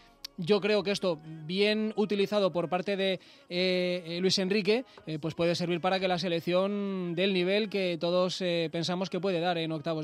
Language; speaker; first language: Spanish; native; Spanish